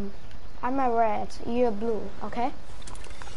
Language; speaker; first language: English; non-native, learner; Portuguese